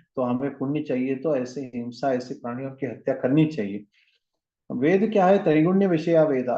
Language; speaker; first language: Hindi; non-native, local second language; Kannada